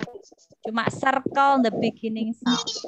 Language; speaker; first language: English; non-native, fluent; Indonesian